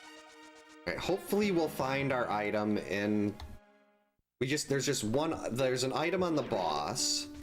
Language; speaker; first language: English; native; English